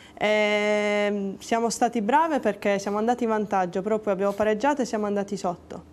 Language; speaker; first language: Italian; native; Italian